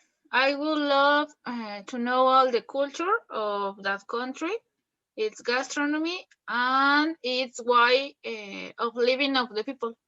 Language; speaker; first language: English; non-native, learner; Spanish